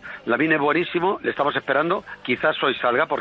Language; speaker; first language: Spanish; native; Spanish